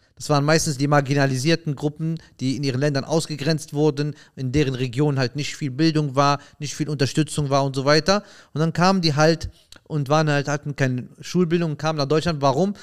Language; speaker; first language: German; early bilingual, other home language; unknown